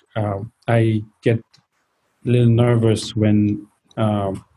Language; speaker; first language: English; non-native, local second language; Nepali